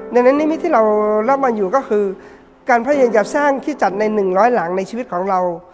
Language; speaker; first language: Thai; non-native, local second language; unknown